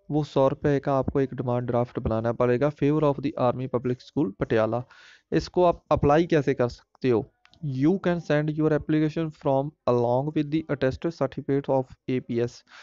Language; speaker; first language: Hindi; non-native, local second language; Punjabi